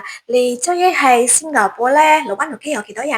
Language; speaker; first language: Cantonese; native; Cantonese